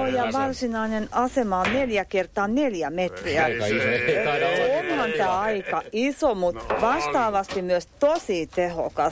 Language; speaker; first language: Finnish; native; Finnish